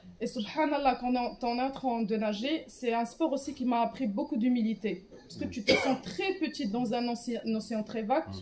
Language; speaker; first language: French; non-native, local second language; Arabic